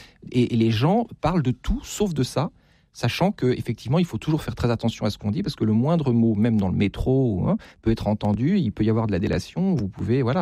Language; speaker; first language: French; native; French